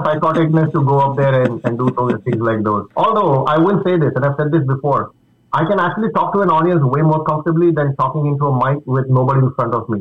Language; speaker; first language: English; non-native, local second language; Marathi